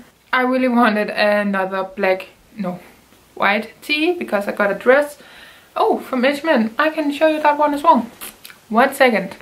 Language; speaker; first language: English; non-native, fluent; Danish